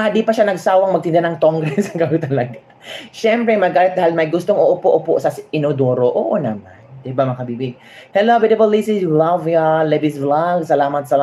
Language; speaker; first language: Filipino; non-native, local second language; Hiligaynon